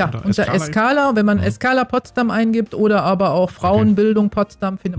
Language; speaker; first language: German; native; German